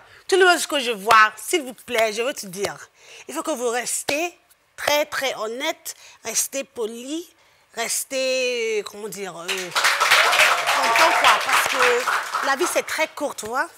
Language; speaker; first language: French; non-native, fluent; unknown